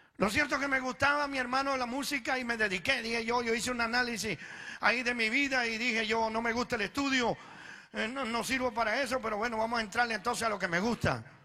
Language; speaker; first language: Spanish; early bilingual, other home language; Italian